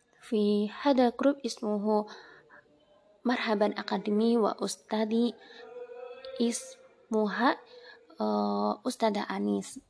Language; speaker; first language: Arabic; non-native, learner; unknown